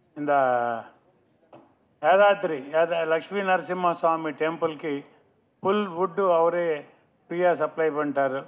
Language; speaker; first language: Tamil; non-native, local second language; Telugu